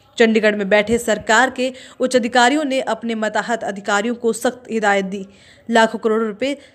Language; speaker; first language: Hindi; native; Hindi